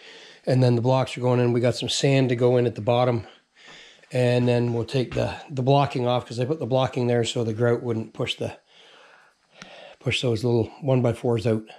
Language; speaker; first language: English; native; English